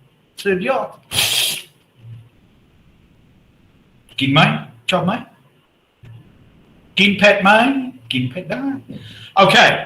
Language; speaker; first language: Thai; non-native, learner; English